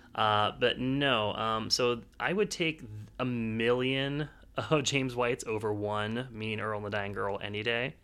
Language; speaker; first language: English; native; English